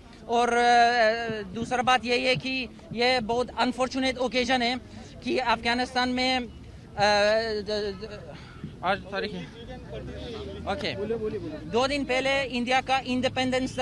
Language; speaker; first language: Hindi; non-native, fluent; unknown